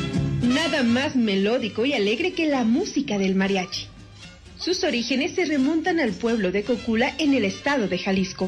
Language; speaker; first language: Spanish; native; Spanish